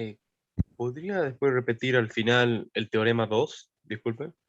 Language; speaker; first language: Spanish; native; Spanish